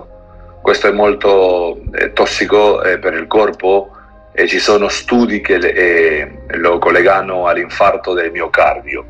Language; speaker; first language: Italian; non-native, learner; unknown